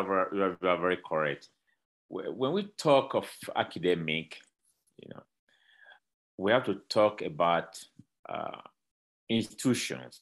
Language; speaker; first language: English; non-native, local second language; Bini